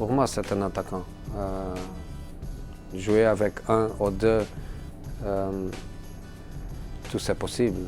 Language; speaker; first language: French; non-native, fluent; Portuguese